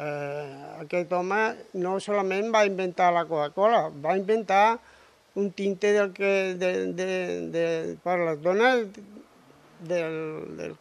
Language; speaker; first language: Catalan; non-native, local second language; Spanish